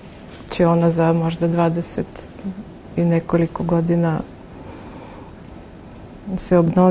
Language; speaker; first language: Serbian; non-native, fluent; Russian